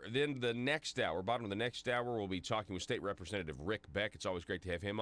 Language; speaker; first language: English; native; English